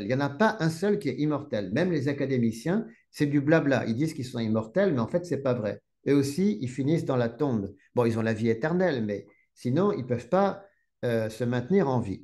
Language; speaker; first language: French; native; French